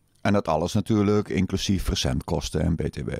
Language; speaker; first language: Dutch; native; Dutch